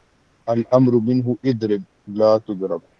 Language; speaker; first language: Arabic; non-native, learner; Urdu